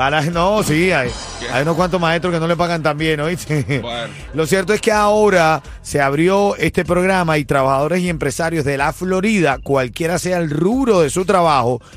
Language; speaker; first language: Spanish; native; Spanish